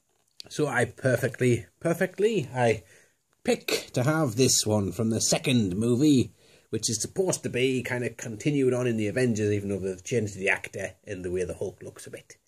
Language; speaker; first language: English; native; English